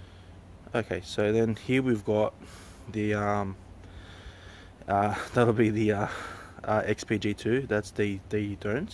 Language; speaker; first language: English; native; English